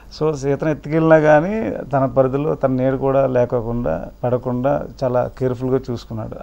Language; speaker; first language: Telugu; native; Telugu